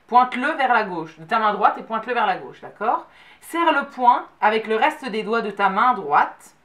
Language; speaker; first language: French; native; French